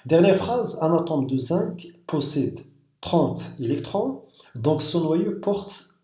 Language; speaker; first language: French; non-native, local second language; Arabic